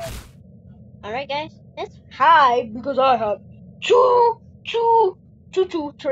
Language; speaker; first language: English; non-native, local second language; Filipino